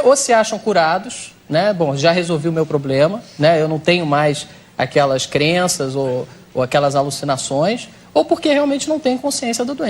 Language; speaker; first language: Portuguese; native; Portuguese